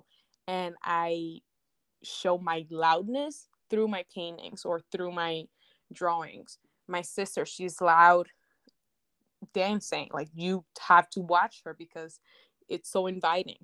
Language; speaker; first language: English; non-native, fluent; Spanish